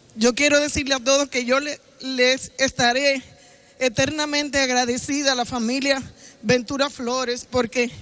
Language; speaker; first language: Spanish; native; Spanish